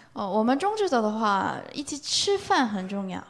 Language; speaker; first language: Chinese; non-native, learner; Korean